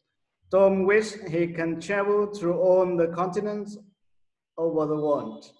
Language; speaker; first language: English; non-native, learner; Vietnamese